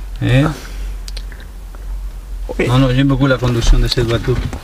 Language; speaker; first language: French; non-native, learner; Spanish